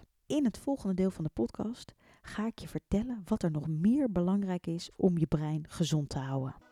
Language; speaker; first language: Dutch; native; Dutch